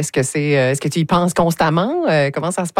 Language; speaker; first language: French; native; French